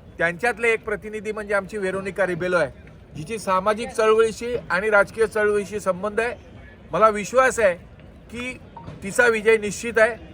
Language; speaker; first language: Marathi; native; Marathi